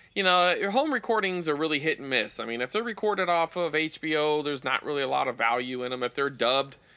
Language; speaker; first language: English; native; English